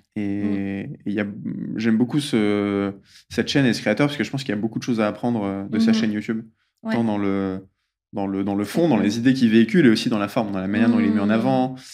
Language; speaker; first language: French; native; French